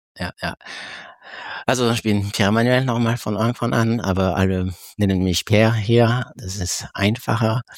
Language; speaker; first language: German; non-native, fluent; French